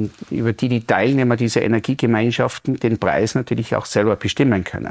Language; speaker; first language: German; native; German